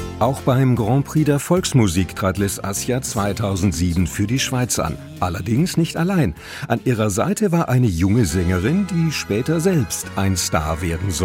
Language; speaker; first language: German; native; German